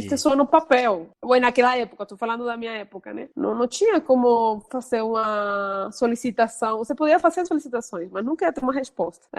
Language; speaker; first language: Portuguese; non-native, fluent; Spanish